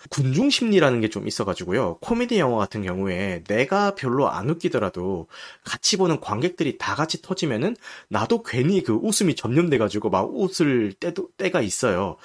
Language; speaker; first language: Korean; native; Korean